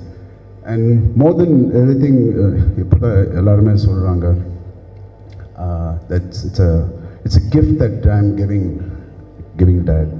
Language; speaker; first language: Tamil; non-native, learner; Telugu